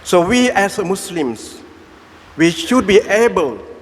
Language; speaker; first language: English; non-native, fluent; Thai